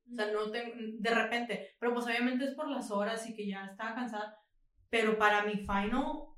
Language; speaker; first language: Spanish; native; Spanish